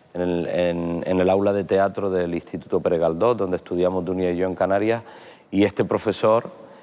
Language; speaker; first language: Spanish; native; Spanish